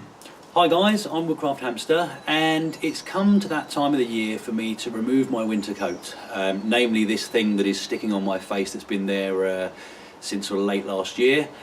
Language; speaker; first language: English; native; English